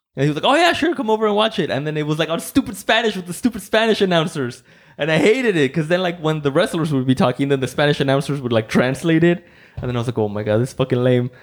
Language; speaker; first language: English; non-native, fluent; Spanish